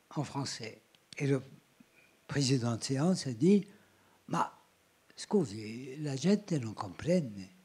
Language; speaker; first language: French; native; French